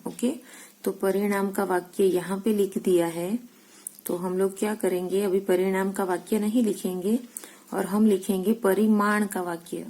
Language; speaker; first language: Hindi; non-native, local second language; Gujarati